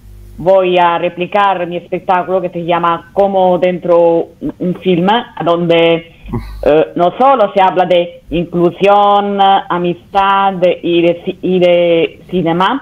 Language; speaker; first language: Spanish; non-native, fluent; Italian